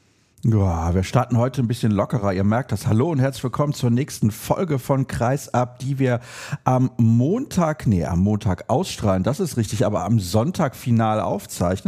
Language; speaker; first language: German; native; German